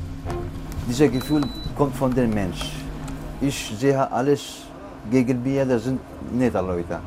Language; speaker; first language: German; non-native, learner; Kurdish